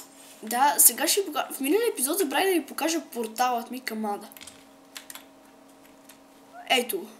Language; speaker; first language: Bulgarian; native; Bulgarian